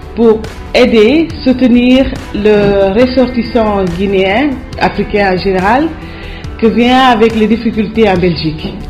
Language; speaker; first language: French; non-native, fluent; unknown